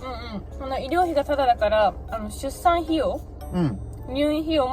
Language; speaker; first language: Japanese; native; Japanese